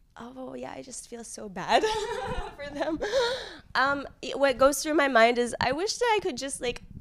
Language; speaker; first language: English; native; English